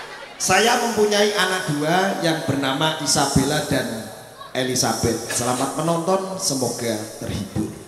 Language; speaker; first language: Indonesian; non-native, local second language; Javanese